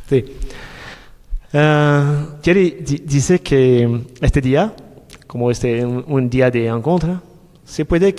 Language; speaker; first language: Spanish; non-native, learner; French